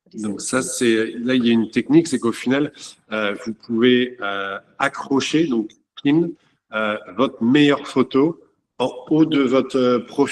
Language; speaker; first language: French; native; French